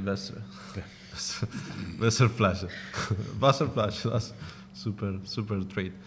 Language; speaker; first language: German; non-native, learner; Spanish